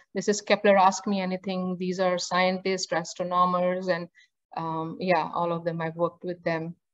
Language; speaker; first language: English; non-native, local second language; Marathi